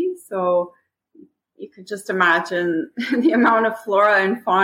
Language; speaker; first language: English; non-native, fluent; French